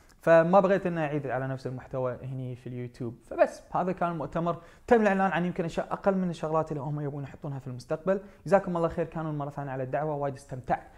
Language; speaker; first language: Arabic; native; Arabic